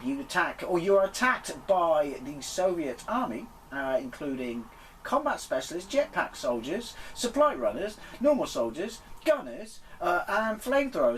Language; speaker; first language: English; native; English